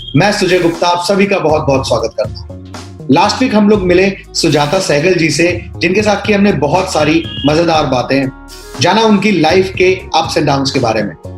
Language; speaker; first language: Hindi; native; Hindi